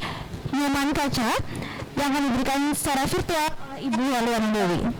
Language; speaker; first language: Indonesian; native; Indonesian